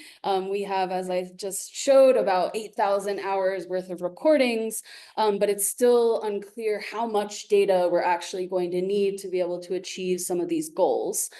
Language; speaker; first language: English; native; English